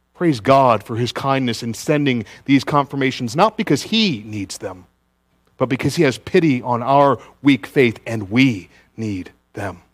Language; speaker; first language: English; native; English